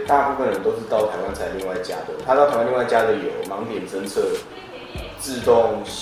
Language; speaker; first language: Chinese; native; Chinese